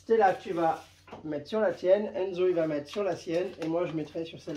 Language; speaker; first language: French; native; French